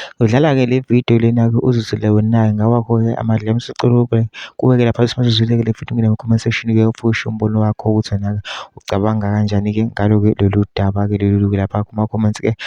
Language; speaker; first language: Zulu; native; Zulu